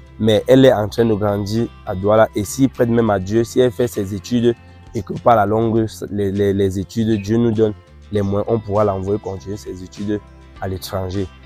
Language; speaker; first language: French; non-native, local second language; Ghomala